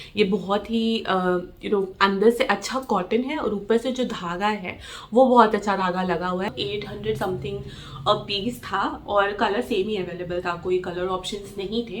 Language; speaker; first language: Hindi; native; Hindi